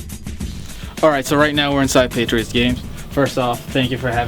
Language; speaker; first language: English; native; English